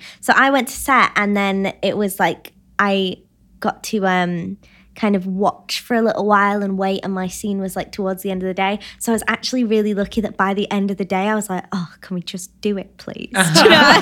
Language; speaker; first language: English; native; English